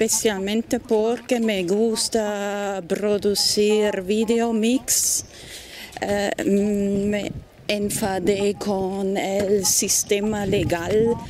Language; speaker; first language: Spanish; non-native, fluent; German